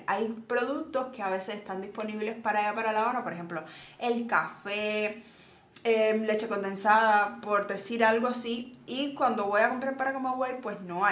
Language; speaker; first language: Spanish; native; Spanish